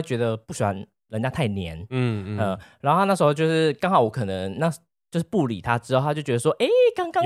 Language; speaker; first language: Chinese; native; Chinese